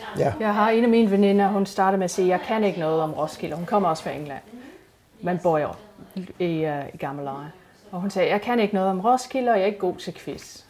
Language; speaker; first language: Danish; non-native, fluent; English